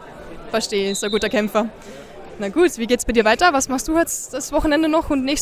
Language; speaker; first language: German; native; German